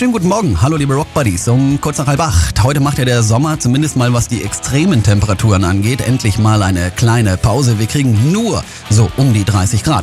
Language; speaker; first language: German; native; German